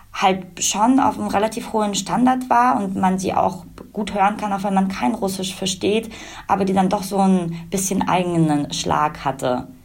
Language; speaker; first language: German; early bilingual, other home language; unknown